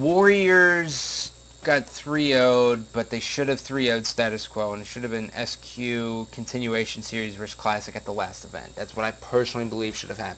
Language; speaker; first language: English; native; English